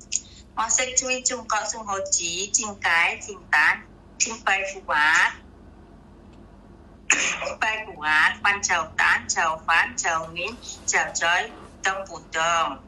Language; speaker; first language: Cantonese; non-native, learner; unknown